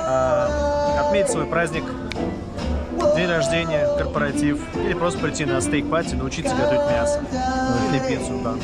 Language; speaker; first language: Russian; native; Russian